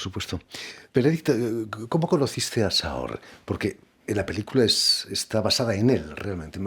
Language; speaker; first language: Spanish; native; Spanish